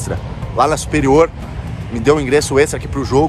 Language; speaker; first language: Portuguese; native; Portuguese